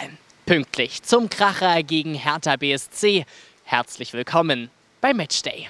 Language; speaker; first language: German; native; German